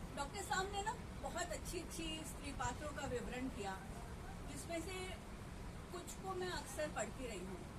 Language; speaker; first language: Hindi; non-native, local second language; Marathi